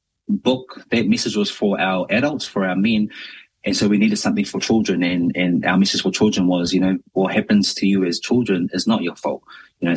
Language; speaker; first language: English; native; English